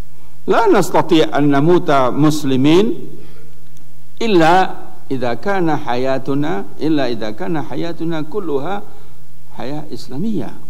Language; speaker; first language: Arabic; non-native, fluent; Indonesian